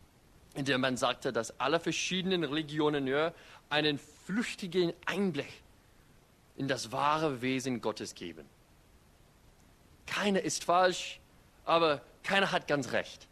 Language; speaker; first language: German; non-native, fluent; English